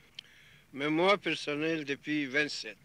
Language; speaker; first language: French; non-native, learner; Russian